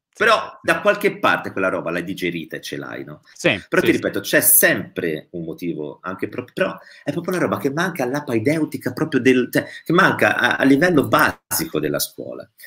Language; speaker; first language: Italian; native; Italian